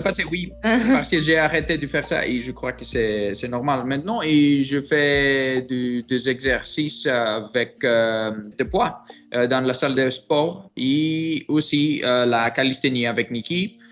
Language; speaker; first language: French; non-native, learner; Greek